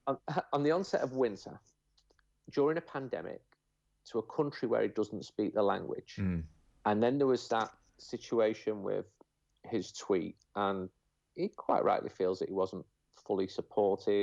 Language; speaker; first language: English; native; English